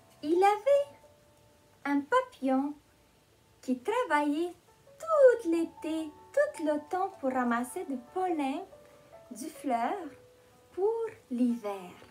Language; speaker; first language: French; non-native, fluent; Romanian